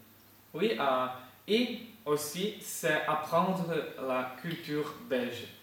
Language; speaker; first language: French; non-native, fluent; Ukrainian